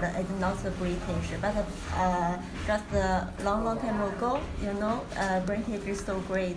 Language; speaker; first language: English; non-native, learner; Chinese